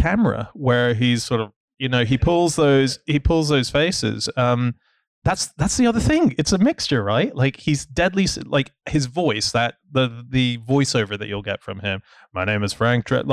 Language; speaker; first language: English; native; English